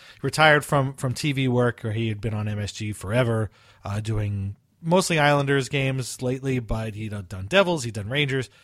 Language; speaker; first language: English; early bilingual, other home language; Italian